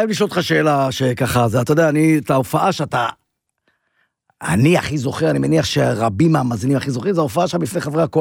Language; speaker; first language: Hebrew; native; Hebrew